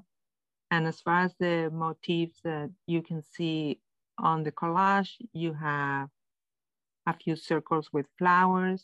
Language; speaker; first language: English; non-native, fluent; Spanish